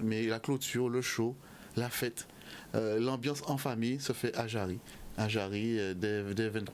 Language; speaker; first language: French; native; French